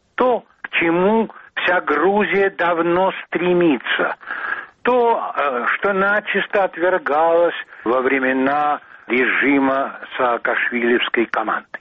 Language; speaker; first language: Russian; non-native, local second language; Georgian